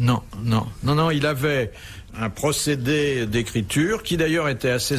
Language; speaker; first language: French; native; French